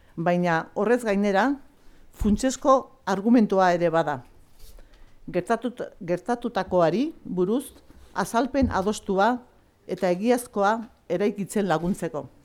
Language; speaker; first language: Basque; native; Basque